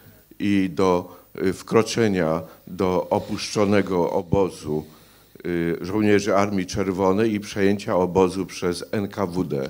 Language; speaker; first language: Polish; native; Polish